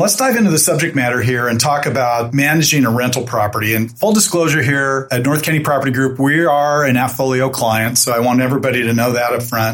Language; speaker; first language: English; native; English